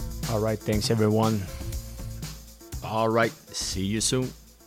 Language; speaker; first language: English; non-native, fluent; French